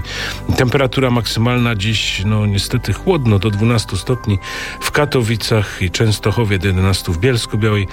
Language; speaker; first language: Polish; native; Polish